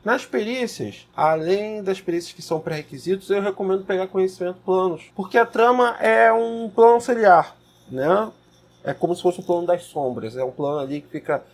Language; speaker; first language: Portuguese; native; Portuguese